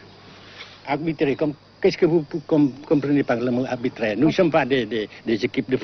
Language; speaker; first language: French; non-native, fluent; Vietnamese